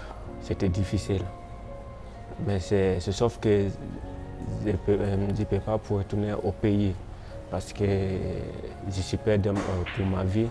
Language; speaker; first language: French; non-native, learner; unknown